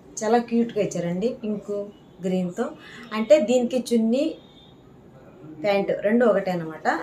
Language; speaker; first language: Telugu; native; Telugu